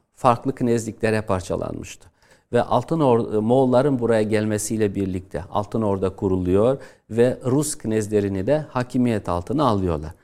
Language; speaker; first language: Turkish; non-native, fluent; Tatar